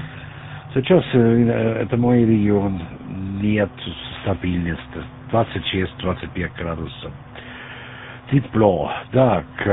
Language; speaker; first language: Russian; non-native, learner; German